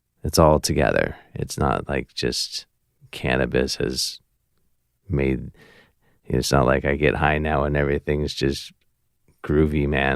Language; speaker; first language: English; native; English